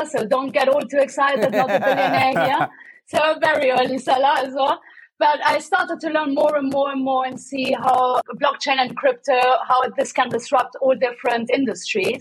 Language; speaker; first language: English; non-native, fluent; German